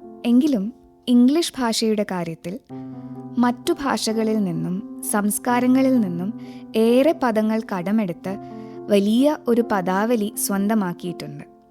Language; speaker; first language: Malayalam; native; Malayalam